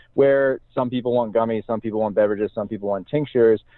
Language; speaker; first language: English; native; English